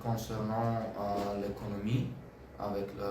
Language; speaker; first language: French; non-native, learner; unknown